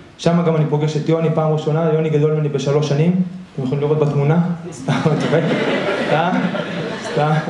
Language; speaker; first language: Hebrew; early bilingual, other home language; Spanish